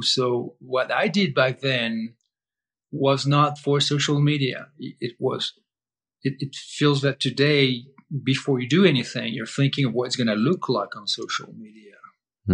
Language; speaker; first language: English; non-native, fluent; French